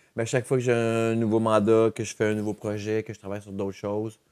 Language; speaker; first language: French; native; French